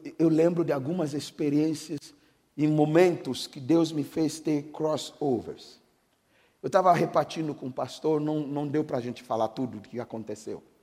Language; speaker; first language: Portuguese; non-native, fluent; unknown